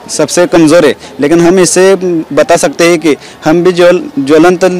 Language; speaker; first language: Hindi; non-native, local second language; Marathi